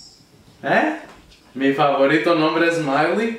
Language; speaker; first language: Spanish; early bilingual, heritage; Spanish